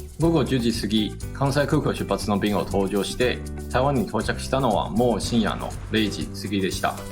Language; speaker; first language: Japanese; non-native, fluent; Chinese